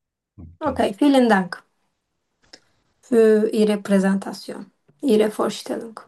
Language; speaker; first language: German; non-native, learner; Turkish